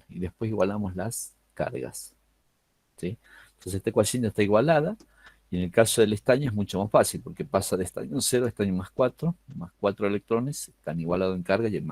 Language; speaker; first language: Spanish; native; Spanish